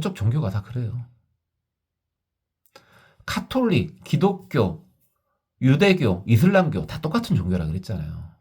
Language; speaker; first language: Korean; native; Korean